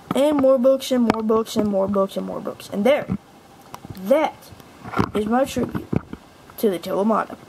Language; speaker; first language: English; native; English